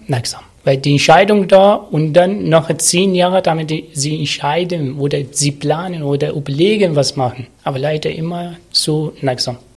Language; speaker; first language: German; non-native, learner; Arabic